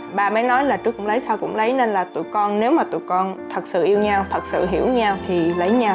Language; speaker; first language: Vietnamese; native; Vietnamese